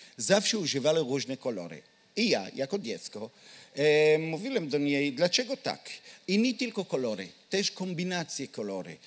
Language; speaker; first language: Polish; non-native, learner; Hebrew